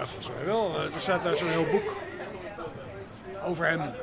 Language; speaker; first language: Dutch; native; Dutch